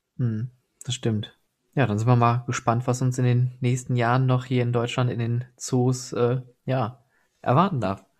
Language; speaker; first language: German; native; German